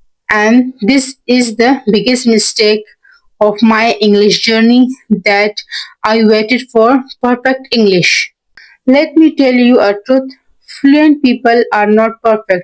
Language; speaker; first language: English; non-native, learner; Hindi